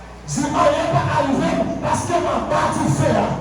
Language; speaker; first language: French; non-native, local second language; Haitian Creole